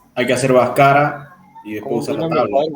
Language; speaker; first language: Spanish; native; Spanish